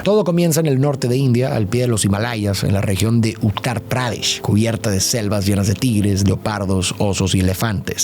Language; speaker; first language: Spanish; native; Spanish